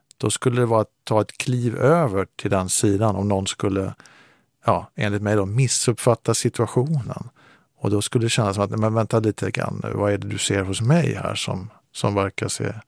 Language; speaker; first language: Swedish; native; Swedish